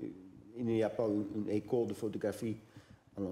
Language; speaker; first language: French; non-native, learner; Dutch